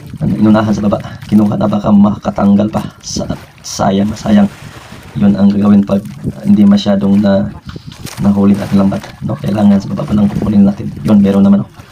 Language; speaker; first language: Filipino; non-native, local second language; Cebuano